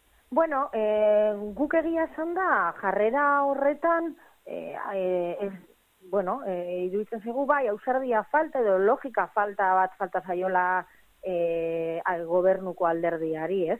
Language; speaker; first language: Basque; native; Basque